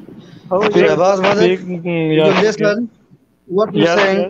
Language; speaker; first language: English; non-native, learner; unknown